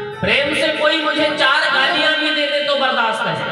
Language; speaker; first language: Hindi; native; Hindi